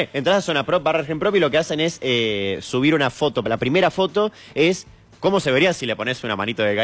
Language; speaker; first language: Spanish; native; Spanish